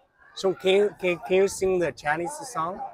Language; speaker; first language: English; non-native, learner; Chinese